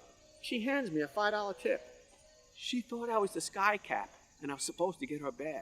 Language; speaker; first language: English; native; English